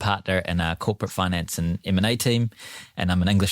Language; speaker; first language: English; native; English